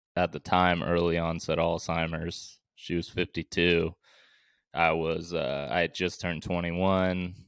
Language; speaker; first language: English; native; English